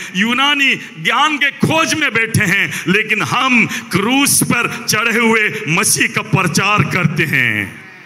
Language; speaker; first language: Hindi; non-native, local second language; Malayalam